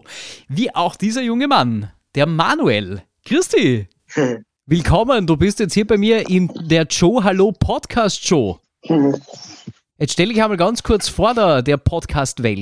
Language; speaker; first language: German; native; German